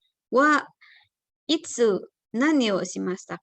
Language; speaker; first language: Japanese; non-native, fluent; Indonesian